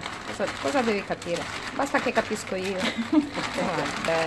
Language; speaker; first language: Italian; non-native, fluent; Russian